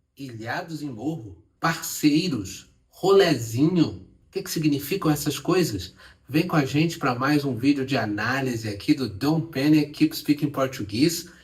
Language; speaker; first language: Portuguese; native; Portuguese